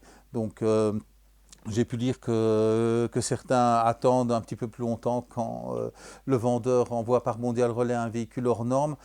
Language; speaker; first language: French; native; French